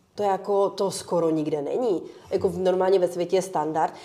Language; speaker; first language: Czech; early bilingual, other home language; Ukrainian